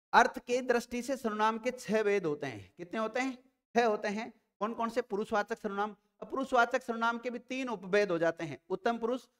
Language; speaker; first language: Hindi; native; Hindi